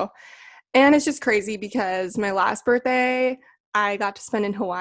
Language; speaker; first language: English; native; English